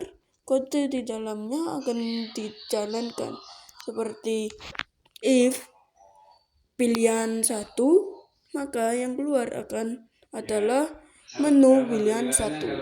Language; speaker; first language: Indonesian; native; Indonesian